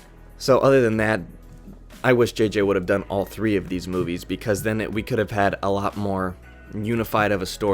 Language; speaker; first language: English; native; English